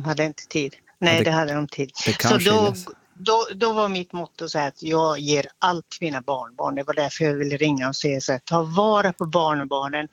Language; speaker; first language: Swedish; native; Swedish